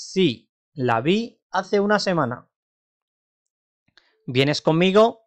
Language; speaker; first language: Spanish; non-native, fluent; Urdu